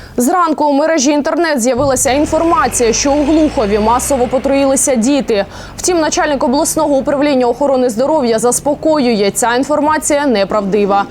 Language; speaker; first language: Ukrainian; native; Ukrainian